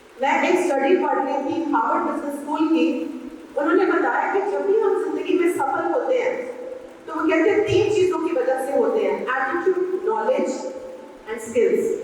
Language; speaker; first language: Hindi; non-native, local second language; Punjabi